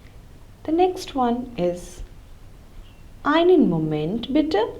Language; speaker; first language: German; non-native, fluent; Hindi